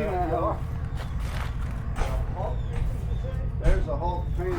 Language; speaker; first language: English; native; English